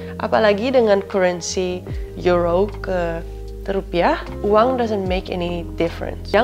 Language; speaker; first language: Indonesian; early bilingual, other home language; Dutch